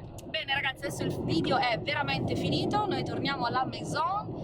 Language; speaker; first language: Italian; native; Italian